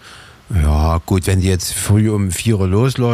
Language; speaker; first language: German; native; German